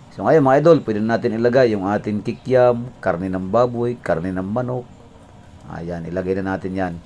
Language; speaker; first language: Filipino; non-native, local second language; Cebuano